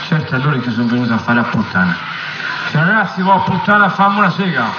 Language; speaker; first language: Italian; native; Italian